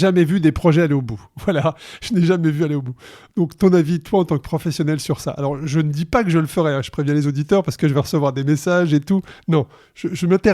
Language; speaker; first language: French; native; French